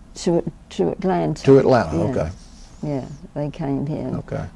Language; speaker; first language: English; native; English